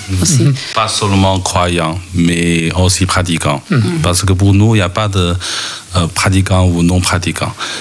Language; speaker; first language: French; non-native, fluent; Chinese